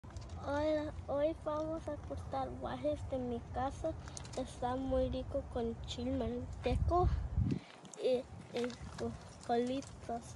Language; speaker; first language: Spanish; early bilingual, heritage; English